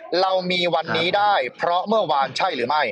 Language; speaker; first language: Thai; native; Thai